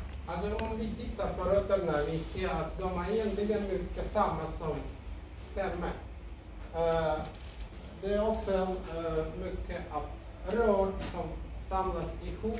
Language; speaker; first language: Swedish; non-native, learner; Russian